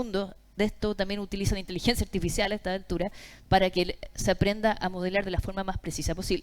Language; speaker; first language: Spanish; native; Spanish